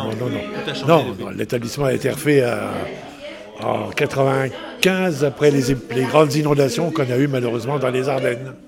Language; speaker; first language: French; native; French